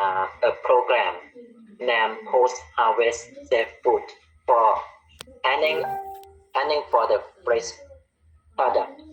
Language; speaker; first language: English; non-native, learner; Khmer